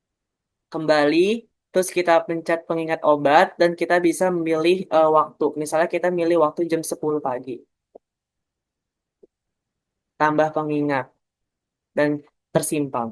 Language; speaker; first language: Indonesian; native; Indonesian